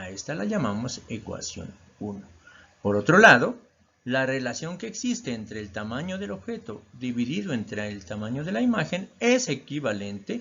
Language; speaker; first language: Spanish; native; Spanish